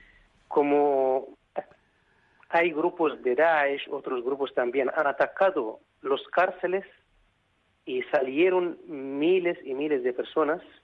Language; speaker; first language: Spanish; non-native, fluent; Arabic